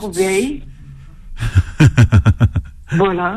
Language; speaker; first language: French; non-native, learner; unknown